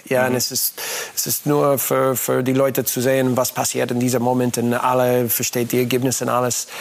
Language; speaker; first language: German; non-native, learner; English